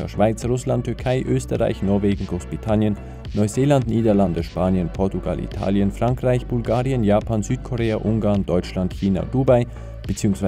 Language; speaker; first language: German; native; German